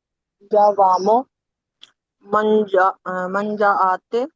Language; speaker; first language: Italian; non-native, learner; Urdu